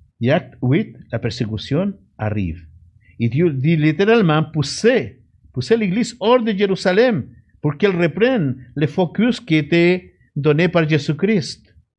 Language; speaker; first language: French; non-native, fluent; Spanish